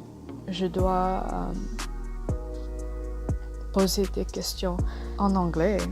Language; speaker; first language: French; non-native, learner; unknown